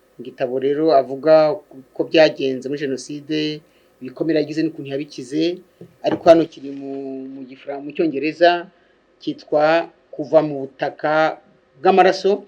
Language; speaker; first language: Kinyarwanda; native; Kinyarwanda